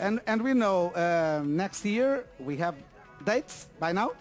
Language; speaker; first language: English; non-native, learner; Portuguese